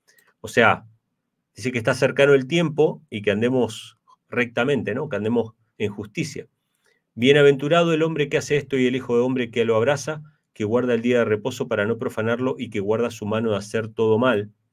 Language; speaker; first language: Spanish; native; Spanish